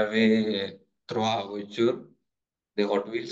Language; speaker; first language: French; non-native, learner; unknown